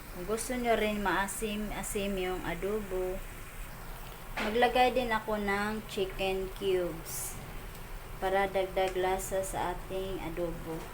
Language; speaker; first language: Filipino; native; Filipino